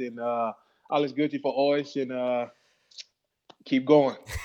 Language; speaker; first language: German; non-native, learner; English